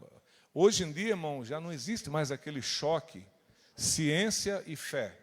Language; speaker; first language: Portuguese; native; Portuguese